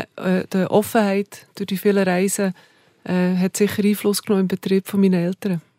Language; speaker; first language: German; native; German